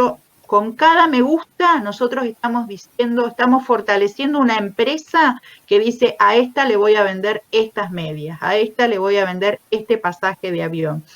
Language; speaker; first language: Spanish; native; Spanish